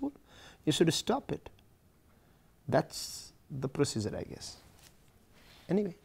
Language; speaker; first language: English; non-native, local second language; Nepali